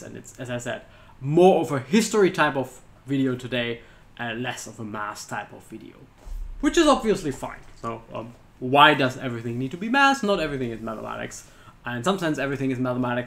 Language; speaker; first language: English; non-native, fluent; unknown